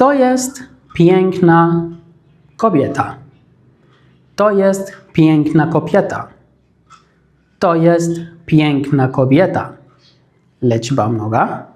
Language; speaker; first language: Polish; non-native, fluent; Arabic